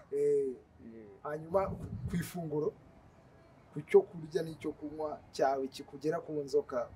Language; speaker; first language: Kinyarwanda; native; Kinyarwanda